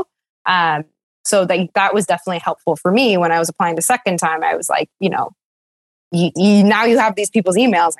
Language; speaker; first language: English; native; English